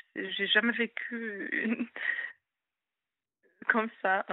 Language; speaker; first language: French; non-native, fluent; Hungarian